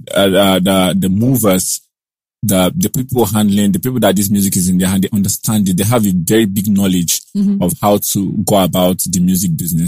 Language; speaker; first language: English; non-native, local second language; Igbo